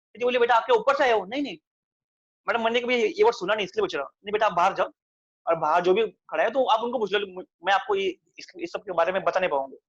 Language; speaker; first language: Hindi; non-native, local second language; Marathi